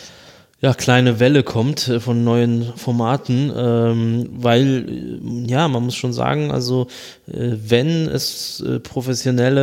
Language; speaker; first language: German; native; German